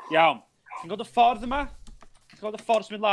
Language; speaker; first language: Welsh; native; Welsh